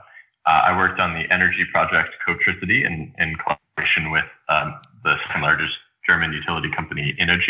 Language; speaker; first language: English; native; English